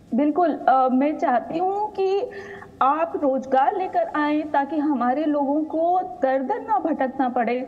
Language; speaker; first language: Hindi; native; Hindi